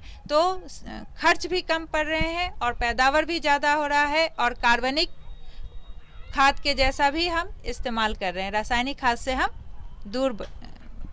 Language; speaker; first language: Hindi; native; Hindi